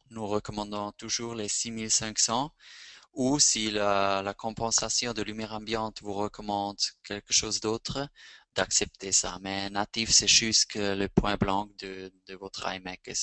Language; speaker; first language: French; non-native, fluent; Spanish